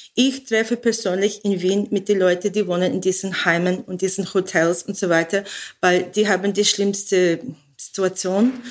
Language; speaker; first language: German; non-native, learner; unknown